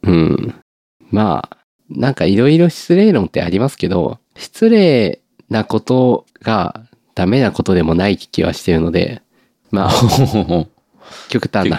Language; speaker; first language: Japanese; native; Japanese